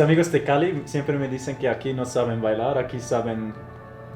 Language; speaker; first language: Spanish; non-native, fluent; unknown